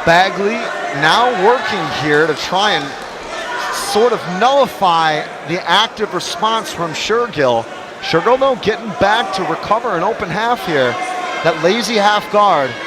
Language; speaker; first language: English; native; English